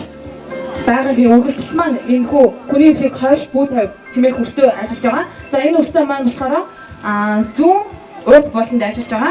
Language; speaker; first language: Mongolian; native; Mongolian